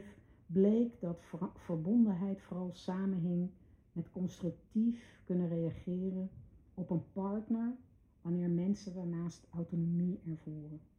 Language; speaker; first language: Dutch; native; Dutch